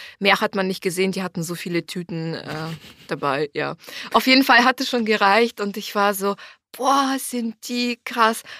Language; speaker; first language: German; non-native, fluent; Ukrainian